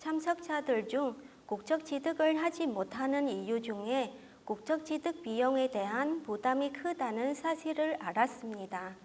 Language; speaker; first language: Korean; non-native, fluent; Vietnamese